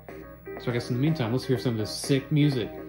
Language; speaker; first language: English; native; English